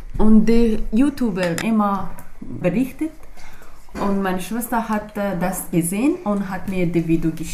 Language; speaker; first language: German; non-native, learner; Persian